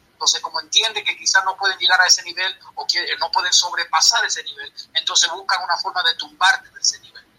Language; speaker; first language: Spanish; early bilingual, heritage; Spanish